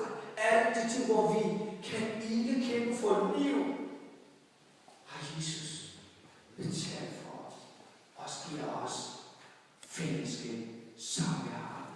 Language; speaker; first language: Danish; non-native, fluent; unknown